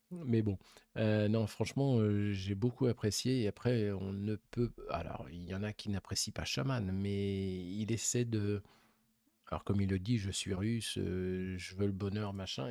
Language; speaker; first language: French; native; French